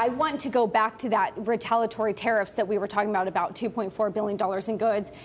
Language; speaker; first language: English; native; English